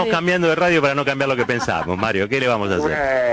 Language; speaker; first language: Spanish; native; Spanish